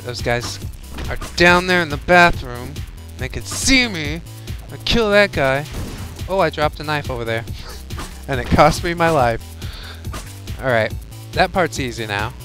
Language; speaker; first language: English; native; English